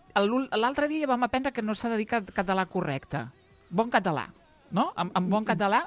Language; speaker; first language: Catalan; native; Catalan